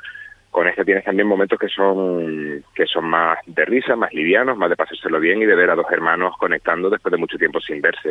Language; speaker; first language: Spanish; native; Spanish